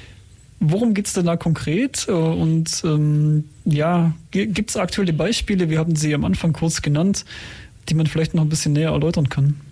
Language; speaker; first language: German; native; German